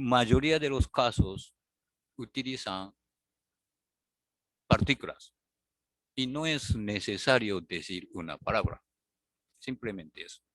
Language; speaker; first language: Spanish; non-native, learner; Japanese